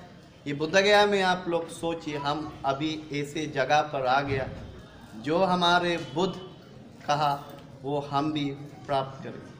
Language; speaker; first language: Hindi; non-native, learner; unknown